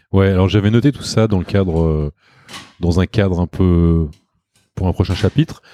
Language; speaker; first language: French; native; French